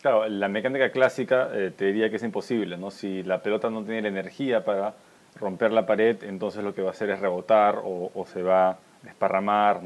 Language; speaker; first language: Spanish; native; Spanish